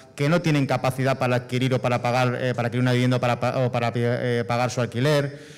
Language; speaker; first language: Spanish; native; Spanish